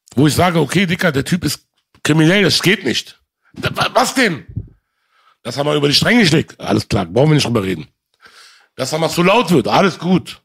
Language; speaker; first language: German; early bilingual, other home language; Arabic